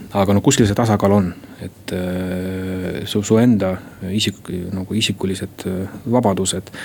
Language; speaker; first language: Estonian; non-native, local second language; Russian